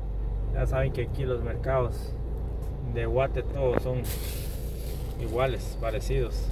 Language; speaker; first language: Spanish; native; Spanish